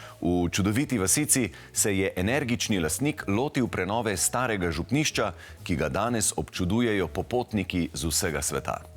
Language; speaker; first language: Slovenian; native; Slovenian